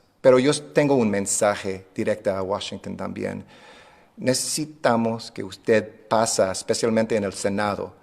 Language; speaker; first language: Spanish; non-native, fluent; English